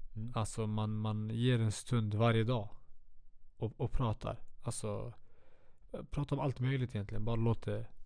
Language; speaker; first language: Swedish; native; Swedish